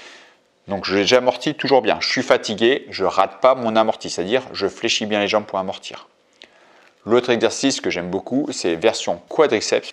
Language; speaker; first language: French; native; French